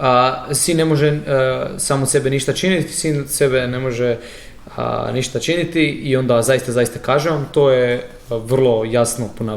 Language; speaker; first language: Croatian; native; Croatian